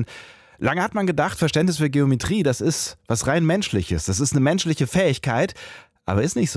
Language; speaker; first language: German; native; German